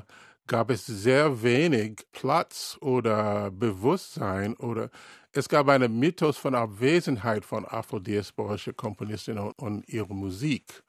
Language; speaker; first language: German; non-native, learner; English